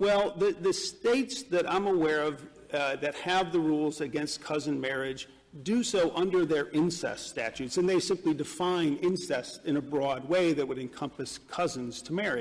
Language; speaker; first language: English; native; English